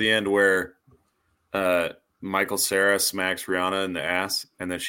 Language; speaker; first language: English; native; English